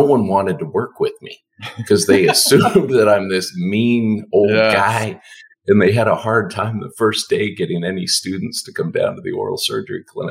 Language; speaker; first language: English; native; English